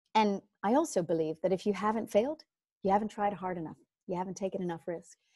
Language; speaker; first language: English; native; English